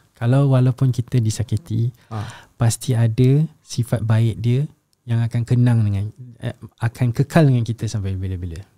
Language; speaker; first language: Malay; native; Malay